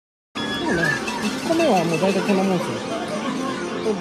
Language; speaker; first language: Japanese; native; Japanese